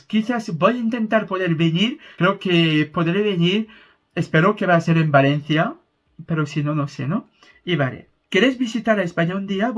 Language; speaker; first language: Spanish; non-native, fluent; French